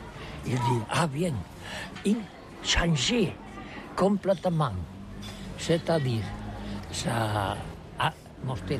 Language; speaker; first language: French; non-native, learner; Catalan